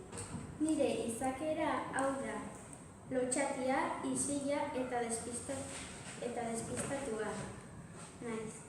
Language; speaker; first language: Basque; early bilingual, other home language; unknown